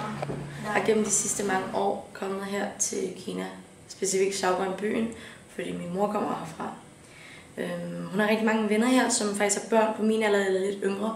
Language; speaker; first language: Danish; early bilingual, other home language; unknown